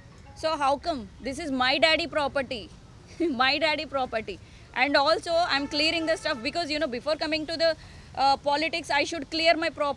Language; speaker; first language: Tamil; non-native, learner; Telugu